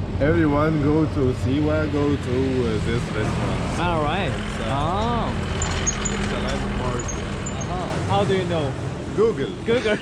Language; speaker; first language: English; non-native, learner; Korean